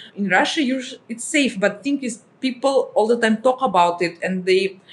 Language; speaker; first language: English; non-native, fluent; Russian